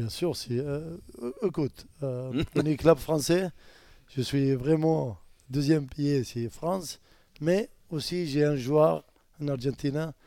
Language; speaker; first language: French; non-native, learner; Arabic